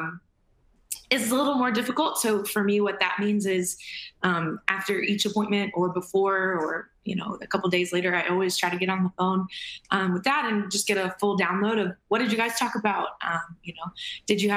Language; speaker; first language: English; native; English